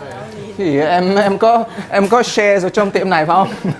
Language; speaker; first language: Vietnamese; early bilingual, heritage; Vietnamese